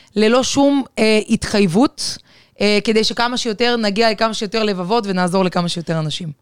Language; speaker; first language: Hebrew; non-native, fluent; Bulgarian